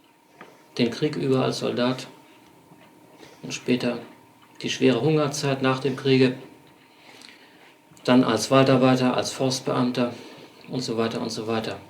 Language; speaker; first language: German; native; German